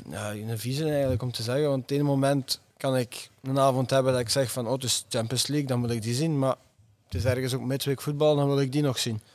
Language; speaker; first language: Dutch; native; Dutch